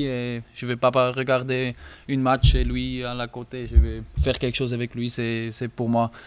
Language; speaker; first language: French; non-native, learner; German